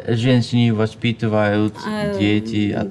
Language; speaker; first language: Russian; non-native, fluent; Dutch